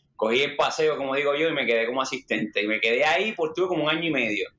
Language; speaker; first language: Spanish; native; Spanish